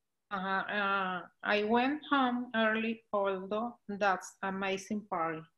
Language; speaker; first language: English; non-native, learner; Spanish